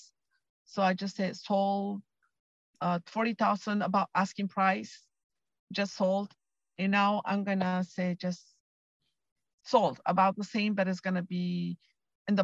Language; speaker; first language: English; non-native, fluent; Spanish